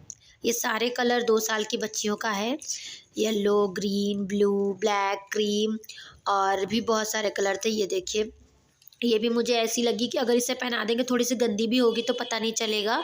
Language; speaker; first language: Hindi; native; Hindi